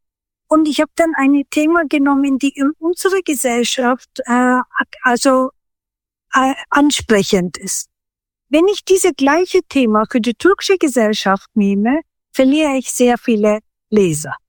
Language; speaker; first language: German; non-native, fluent; Turkish